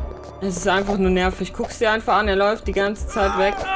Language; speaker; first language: German; native; German